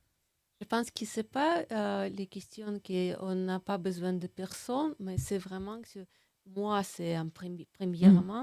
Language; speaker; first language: French; non-native, fluent; Russian